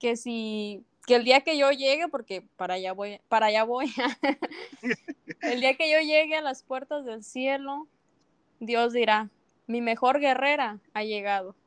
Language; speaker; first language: Spanish; native; Spanish